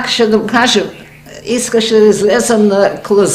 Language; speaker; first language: Bulgarian; early bilingual, heritage; Macedonian